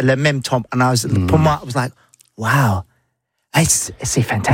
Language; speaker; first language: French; non-native, learner; English